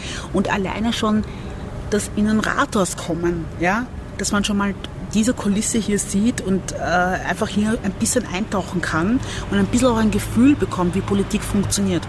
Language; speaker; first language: German; early bilingual, other home language; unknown